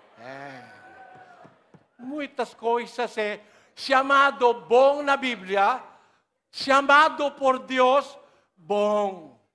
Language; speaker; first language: Portuguese; non-native, learner; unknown